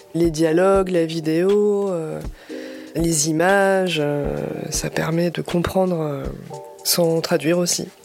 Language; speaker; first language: French; native; French